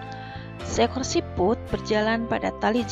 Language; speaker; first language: Indonesian; native; Indonesian